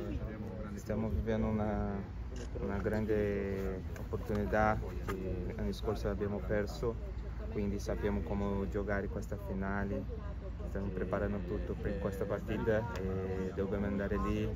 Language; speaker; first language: Italian; non-native, fluent; Portuguese